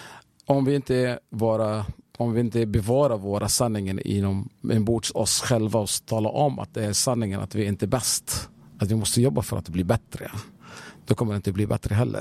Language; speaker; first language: Swedish; non-native, fluent; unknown